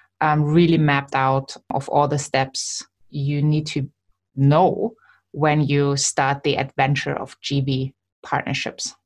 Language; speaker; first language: English; non-native, fluent; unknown